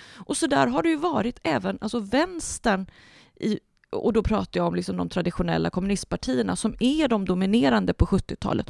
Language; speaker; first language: Swedish; early bilingual, other home language; Spanish